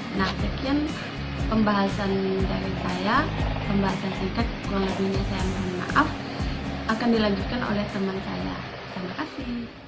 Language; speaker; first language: Indonesian; native; Indonesian